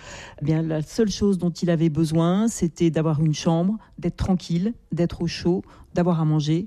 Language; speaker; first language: French; native; French